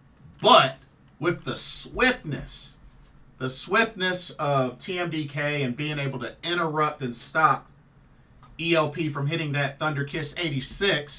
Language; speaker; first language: English; native; English